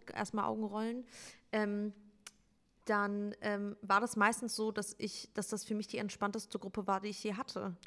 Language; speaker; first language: German; early bilingual, other home language; Turkish